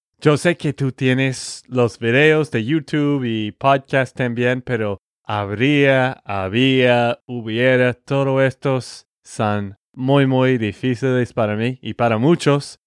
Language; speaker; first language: Spanish; non-native, fluent; English